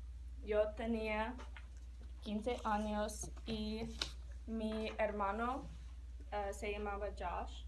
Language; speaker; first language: Spanish; non-native, learner; English